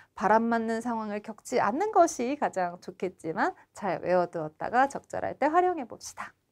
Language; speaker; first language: Korean; native; Korean